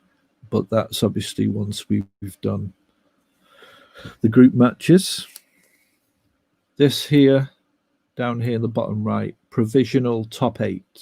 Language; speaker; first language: English; native; English